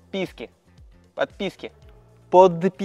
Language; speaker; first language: Russian; native; Russian